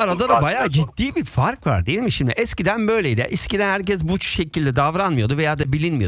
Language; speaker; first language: Turkish; early bilingual, heritage; Turkish